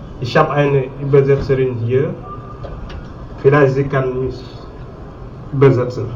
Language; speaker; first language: German; non-native, learner; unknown